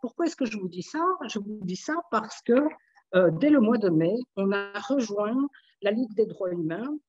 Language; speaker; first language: French; native; French